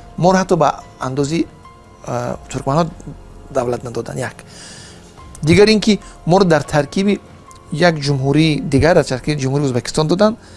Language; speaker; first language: Persian; native; Persian